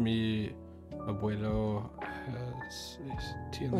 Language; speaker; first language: Spanish; non-native, learner; English